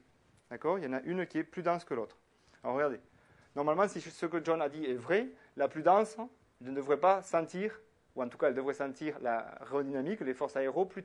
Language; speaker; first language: French; native; French